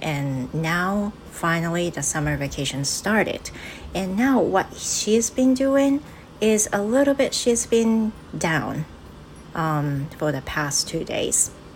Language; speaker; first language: English; non-native, fluent; Japanese